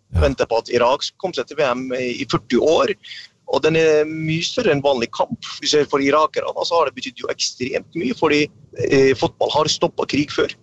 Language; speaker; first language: Norwegian; early bilingual, other home language; Arabic